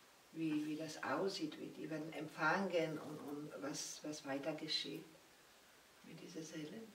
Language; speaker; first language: German; non-native, learner; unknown